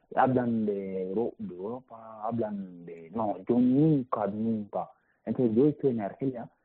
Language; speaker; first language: Spanish; non-native, learner; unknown